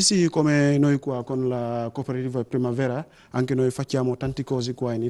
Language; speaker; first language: Italian; non-native, learner; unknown